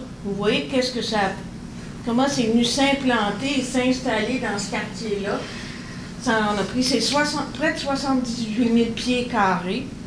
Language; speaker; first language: French; native; French